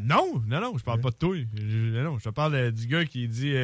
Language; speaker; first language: French; native; French